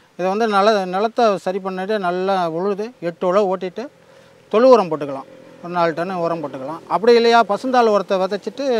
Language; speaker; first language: Tamil; native; Tamil